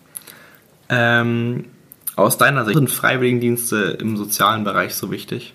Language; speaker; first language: German; native; German